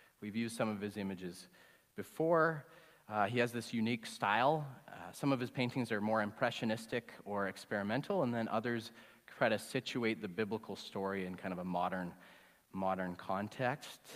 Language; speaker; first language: English; native; English